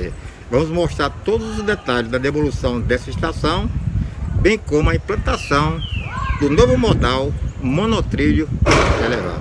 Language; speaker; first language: Portuguese; native; Portuguese